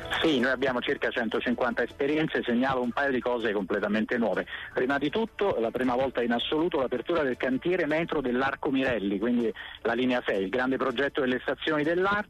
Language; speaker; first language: Italian; native; Italian